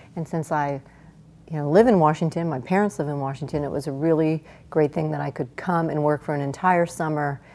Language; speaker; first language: English; native; English